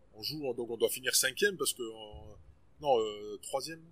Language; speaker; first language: French; native; French